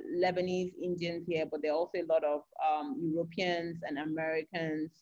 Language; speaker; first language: English; non-native, local second language; Yoruba